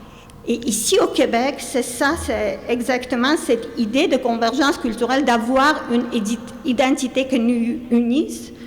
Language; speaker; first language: French; non-native, fluent; Armenian